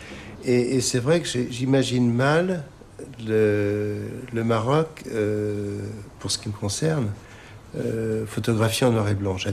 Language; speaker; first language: French; non-native, local second language; Arabic